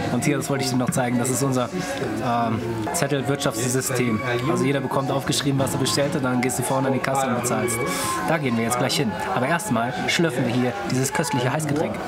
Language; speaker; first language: German; native; German